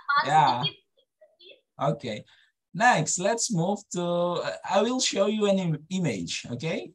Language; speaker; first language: English; non-native, fluent; Indonesian